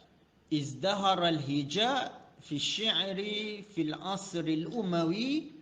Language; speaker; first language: Arabic; non-native, fluent; Malay